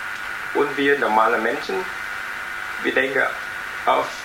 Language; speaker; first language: German; non-native, learner; Vietnamese